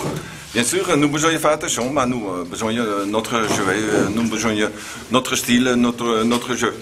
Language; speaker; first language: French; non-native, learner; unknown